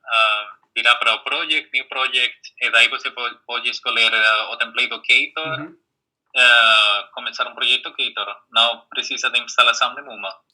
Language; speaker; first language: Portuguese; non-native, fluent; Spanish